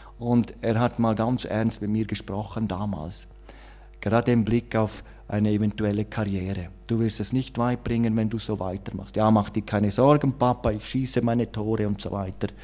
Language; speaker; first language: German; native; German